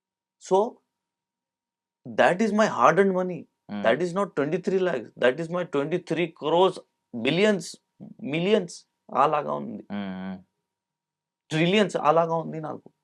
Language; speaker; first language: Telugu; non-native, local second language; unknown